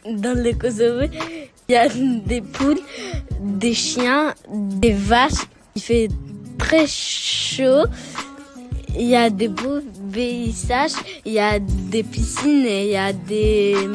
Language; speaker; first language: French; non-native, learner; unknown